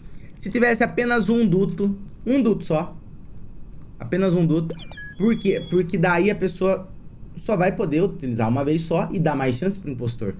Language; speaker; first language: Portuguese; native; Portuguese